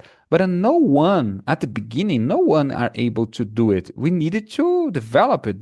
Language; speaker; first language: English; non-native, fluent; Portuguese